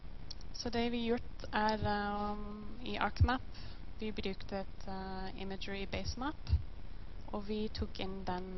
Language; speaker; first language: Norwegian; non-native, learner; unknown